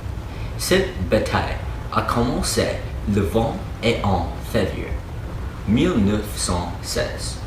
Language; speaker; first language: French; non-native, learner; English